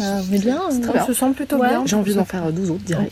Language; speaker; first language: French; native; French